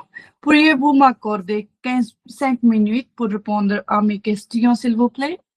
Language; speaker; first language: French; non-native, learner; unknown